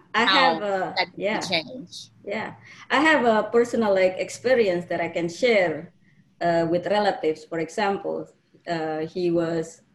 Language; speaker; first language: English; non-native, fluent; Indonesian